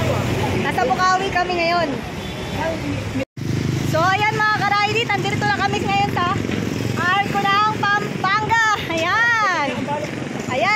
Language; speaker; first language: Filipino; native; Filipino